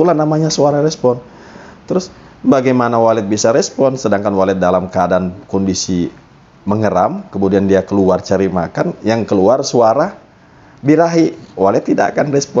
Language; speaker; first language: Indonesian; native; Indonesian